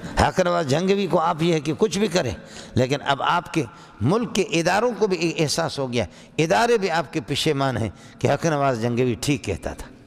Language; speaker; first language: Urdu; non-native, local second language; Brahui